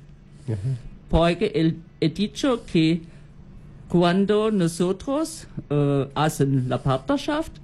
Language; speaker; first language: Spanish; non-native, learner; German